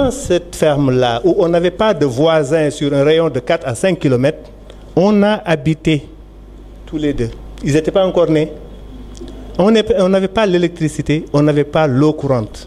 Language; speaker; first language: French; non-native, local second language; Wolof